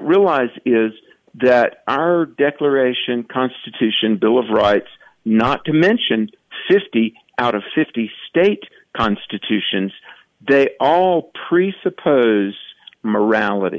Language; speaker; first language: English; native; English